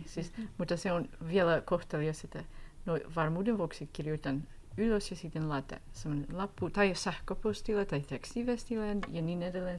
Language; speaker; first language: Finnish; non-native, learner; English